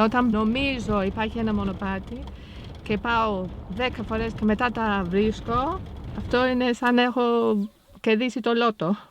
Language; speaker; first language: Greek; non-native, fluent; English